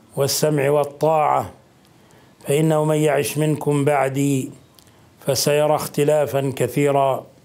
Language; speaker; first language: Arabic; native; Arabic